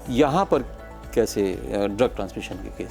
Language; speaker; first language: Hindi; native; Hindi